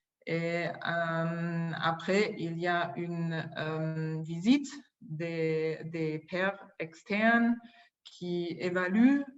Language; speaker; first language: French; non-native, fluent; German